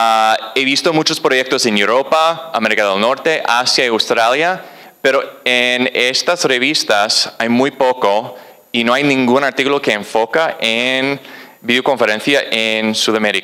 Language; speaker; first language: Spanish; non-native, fluent; English